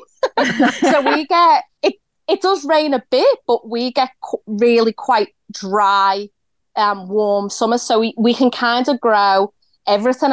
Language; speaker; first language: English; native; English